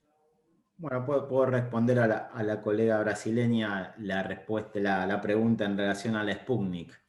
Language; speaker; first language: Spanish; native; Spanish